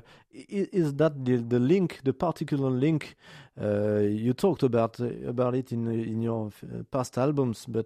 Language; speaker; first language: English; non-native, learner; French